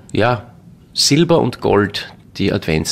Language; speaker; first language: German; native; German